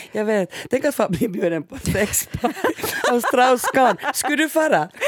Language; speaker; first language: Swedish; native; Swedish